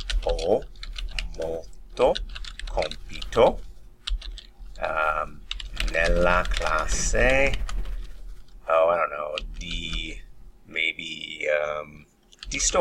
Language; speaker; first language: Italian; non-native, fluent; English